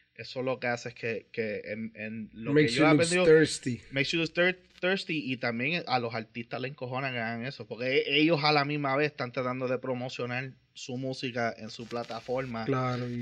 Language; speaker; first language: Spanish; native; Spanish